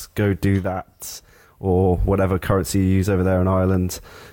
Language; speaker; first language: English; native; English